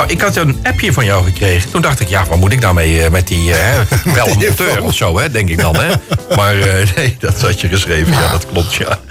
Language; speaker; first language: Dutch; native; Dutch